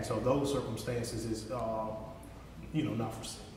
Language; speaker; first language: English; native; English